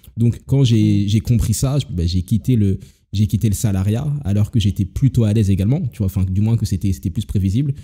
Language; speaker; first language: French; native; French